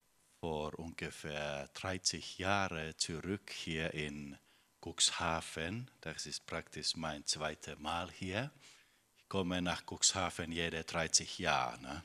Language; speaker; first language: German; non-native, fluent; Finnish